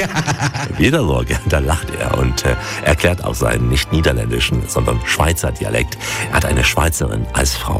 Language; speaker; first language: German; native; German